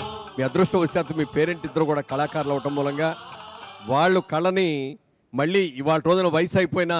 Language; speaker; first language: Telugu; native; Telugu